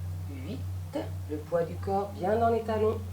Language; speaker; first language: French; native; French